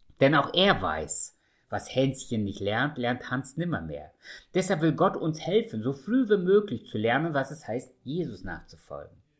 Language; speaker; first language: German; early bilingual, other home language; Russian